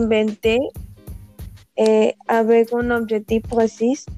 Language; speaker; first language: French; non-native, learner; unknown